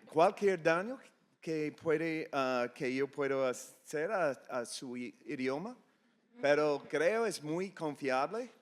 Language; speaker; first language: Spanish; non-native, fluent; English